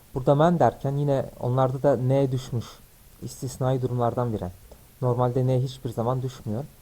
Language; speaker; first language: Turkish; native; Turkish